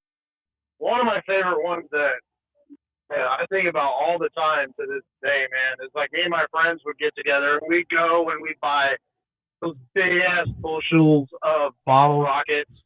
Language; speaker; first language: English; native; English